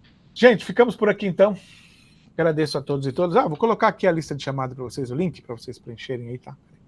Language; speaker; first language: Portuguese; native; Portuguese